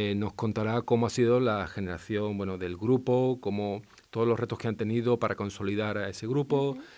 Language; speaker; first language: Spanish; non-native, local second language; Catalan